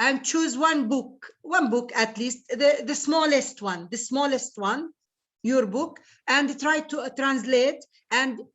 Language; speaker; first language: English; non-native, learner; Arabic